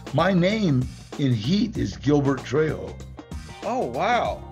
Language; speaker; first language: English; native; English